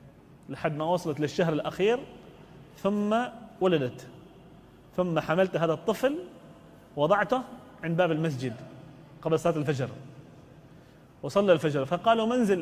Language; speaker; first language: Arabic; native; Arabic